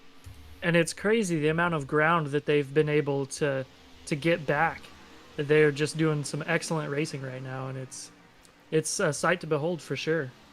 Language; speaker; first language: English; native; English